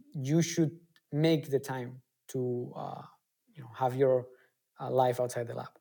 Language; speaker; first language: English; non-native, fluent; Spanish